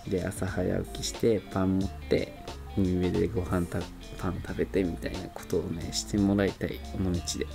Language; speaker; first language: Japanese; native; Japanese